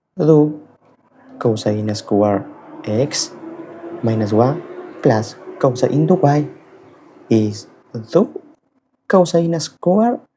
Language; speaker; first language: English; non-native, fluent; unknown